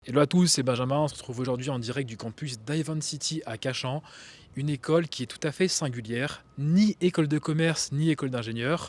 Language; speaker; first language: French; native; French